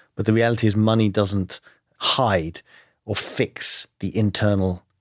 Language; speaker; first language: English; native; English